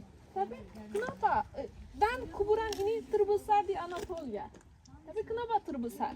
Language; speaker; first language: Indonesian; non-native, learner; Turkish